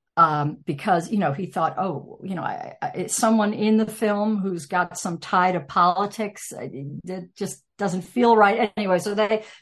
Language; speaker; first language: English; native; English